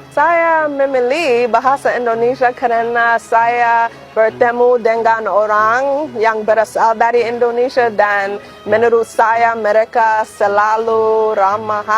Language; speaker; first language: Indonesian; non-native, learner; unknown